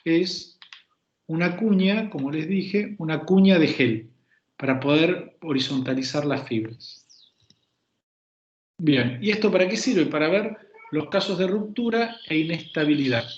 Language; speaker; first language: Spanish; native; Spanish